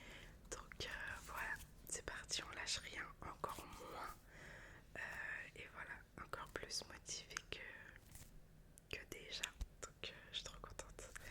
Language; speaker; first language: French; native; French